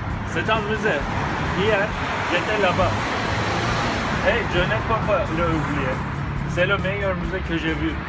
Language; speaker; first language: French; non-native, learner; Turkish